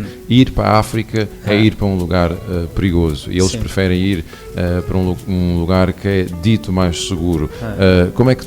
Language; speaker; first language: Portuguese; non-native, local second language; Kabuverdianu